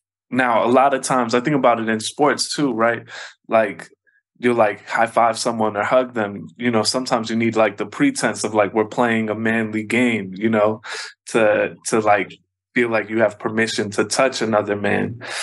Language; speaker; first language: English; early bilingual, other home language; Spanish